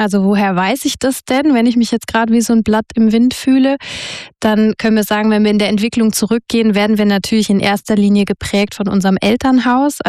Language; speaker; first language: German; native; German